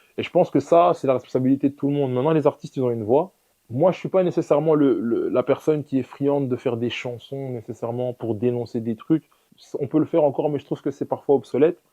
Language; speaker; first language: French; early bilingual, other home language; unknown